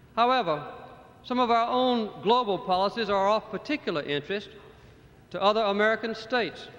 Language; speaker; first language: English; native; English